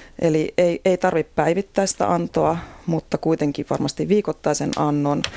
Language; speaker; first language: Finnish; native; Finnish